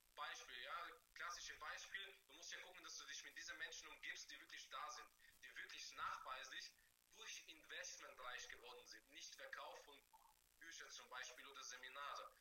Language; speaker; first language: German; non-native, fluent; Bulgarian